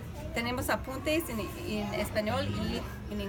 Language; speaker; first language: Spanish; non-native, fluent; English